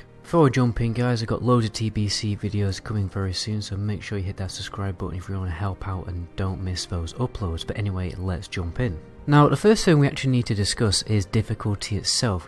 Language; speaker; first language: English; native; English